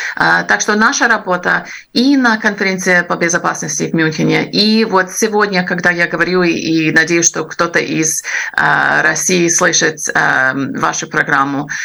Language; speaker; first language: Russian; non-native, fluent; English